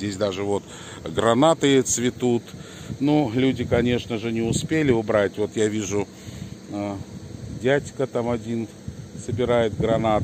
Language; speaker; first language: Russian; native; Russian